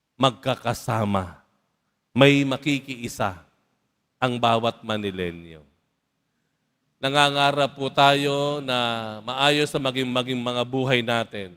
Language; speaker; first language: Filipino; native; Filipino